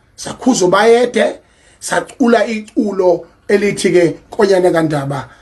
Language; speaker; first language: Zulu; native; Zulu